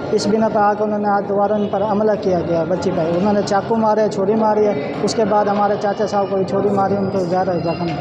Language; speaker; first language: Urdu; non-native, local second language; Punjabi